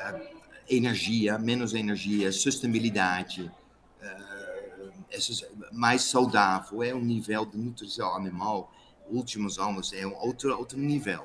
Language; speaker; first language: Portuguese; non-native, fluent; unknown